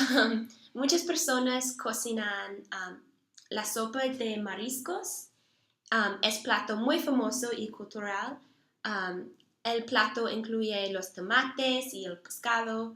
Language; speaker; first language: Spanish; non-native, learner; English